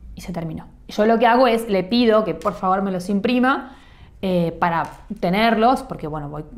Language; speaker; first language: Spanish; native; Spanish